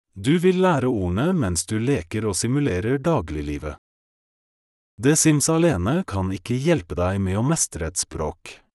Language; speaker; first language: Norwegian; non-native, fluent; Polish